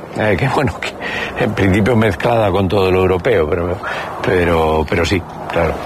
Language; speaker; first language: Spanish; native; Spanish